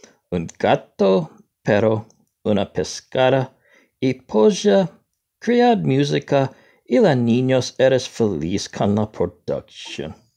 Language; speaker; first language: Spanish; non-native, learner; English